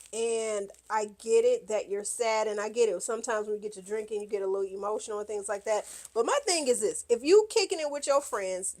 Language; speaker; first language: English; native; English